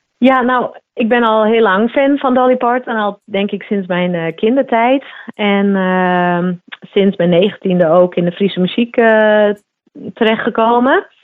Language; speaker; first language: Dutch; non-native, local second language; Western Frisian